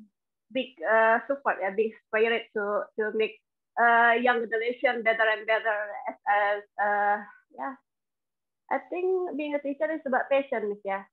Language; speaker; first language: English; non-native, learner; Indonesian